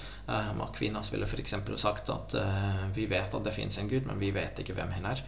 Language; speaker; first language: Norwegian; non-native, fluent; English